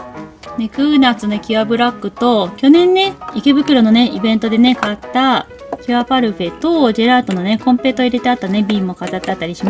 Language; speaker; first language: Japanese; native; Japanese